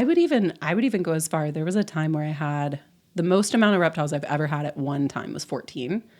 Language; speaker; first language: English; native; English